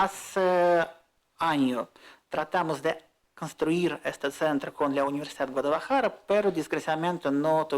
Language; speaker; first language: Spanish; non-native, fluent; Russian